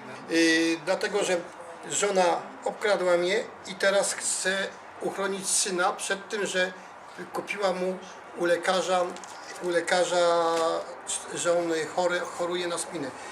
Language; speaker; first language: Polish; non-native, learner; Russian